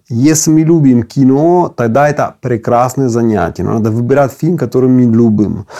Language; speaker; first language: Russian; non-native, fluent; Italian